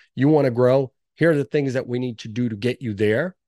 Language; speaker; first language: English; early bilingual, other home language; Portuguese